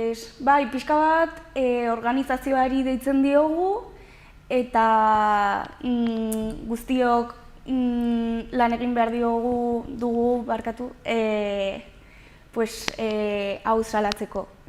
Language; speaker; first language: Basque; non-native, local second language; Spanish